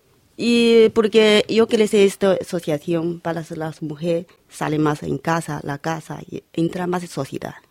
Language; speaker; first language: Spanish; non-native, learner; Chinese